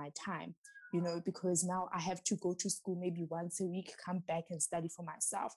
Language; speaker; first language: English; non-native, local second language; Southern Sotho